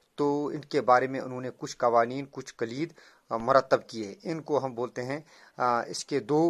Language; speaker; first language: Urdu; non-native, local second language; Kashmiri